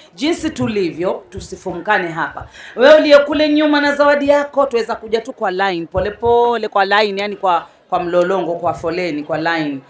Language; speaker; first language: Swahili; non-native, local second language; Giryama